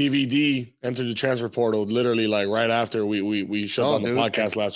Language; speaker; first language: English; native; English